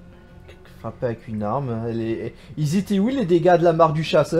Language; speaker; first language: French; native; French